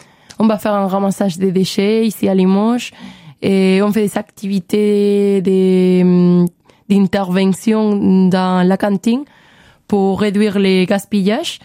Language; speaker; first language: French; non-native, learner; Spanish